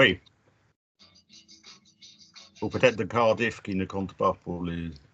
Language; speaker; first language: French; non-native, fluent; English